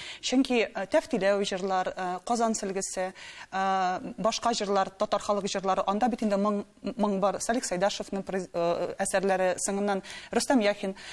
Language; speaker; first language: Tatar; non-native, local second language; Russian